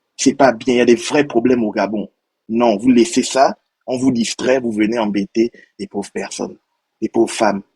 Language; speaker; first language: French; native; French